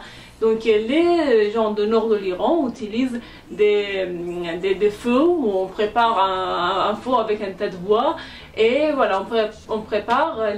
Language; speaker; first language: French; non-native, fluent; Persian